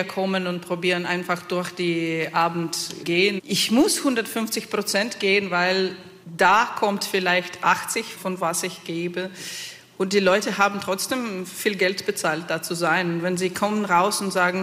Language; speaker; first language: German; non-native, fluent; Italian